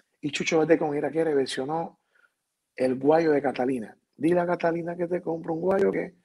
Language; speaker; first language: Spanish; native; Spanish